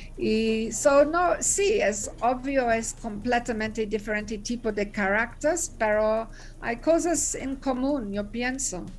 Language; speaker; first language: Spanish; non-native, learner; English